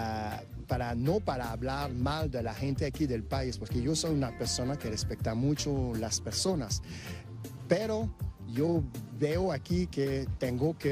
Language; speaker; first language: Spanish; non-native, fluent; French